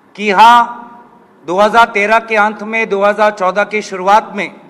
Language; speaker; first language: Hindi; non-native, local second language; Assamese